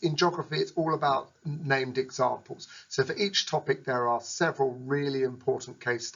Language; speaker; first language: English; native; English